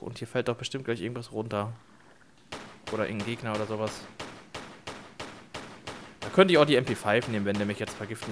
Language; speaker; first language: German; native; German